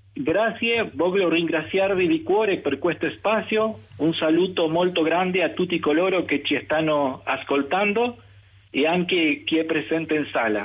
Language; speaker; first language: Italian; non-native, fluent; Spanish